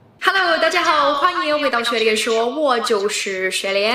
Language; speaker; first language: Chinese; non-native, fluent; English